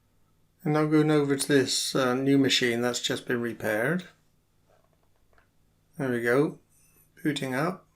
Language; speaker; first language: English; native; English